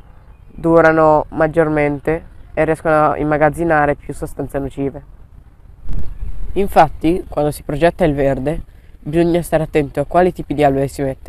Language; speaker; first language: Italian; native; Italian